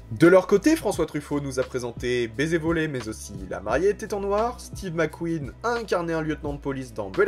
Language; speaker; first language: French; native; French